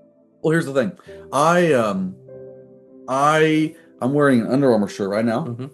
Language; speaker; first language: English; native; English